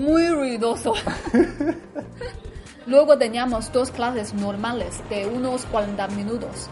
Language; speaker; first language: Spanish; non-native, fluent; Chinese